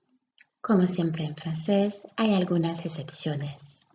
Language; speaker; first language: Spanish; non-native, fluent; French